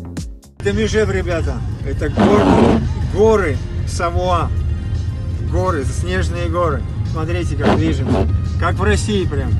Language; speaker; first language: Russian; native; Russian